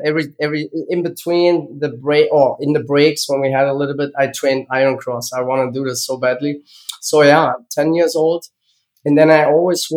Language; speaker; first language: English; non-native, learner; German